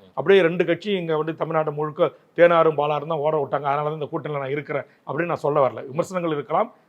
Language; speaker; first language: Tamil; native; Tamil